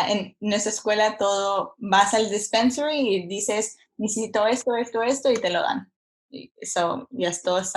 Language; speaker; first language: Spanish; early bilingual, heritage; Spanish